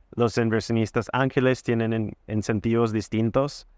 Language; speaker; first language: Spanish; non-native, fluent; English